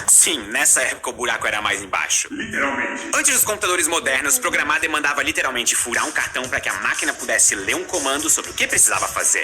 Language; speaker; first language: Portuguese; native; Portuguese